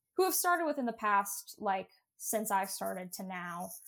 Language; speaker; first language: English; native; English